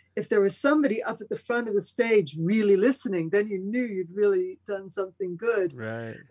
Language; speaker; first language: English; early bilingual, other home language; Spanish